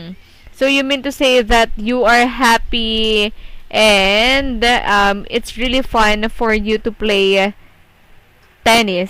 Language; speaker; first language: English; non-native, local second language; Filipino